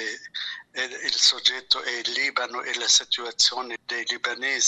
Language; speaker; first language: Italian; non-native, fluent; Arabic